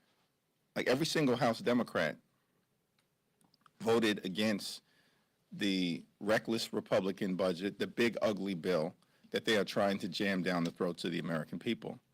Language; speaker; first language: English; native; English